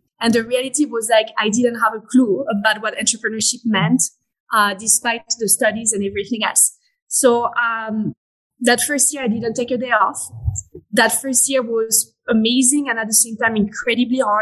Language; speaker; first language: English; non-native, fluent; French